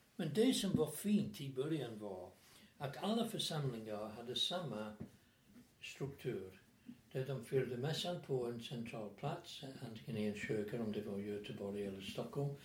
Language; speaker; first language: Swedish; non-native, fluent; English